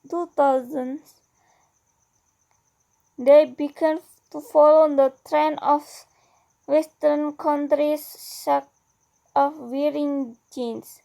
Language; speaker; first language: English; non-native, learner; Indonesian